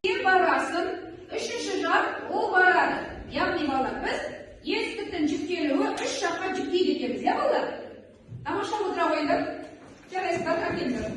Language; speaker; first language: Kazakh; native; Kazakh